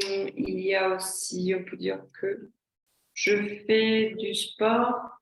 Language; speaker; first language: French; non-native, fluent; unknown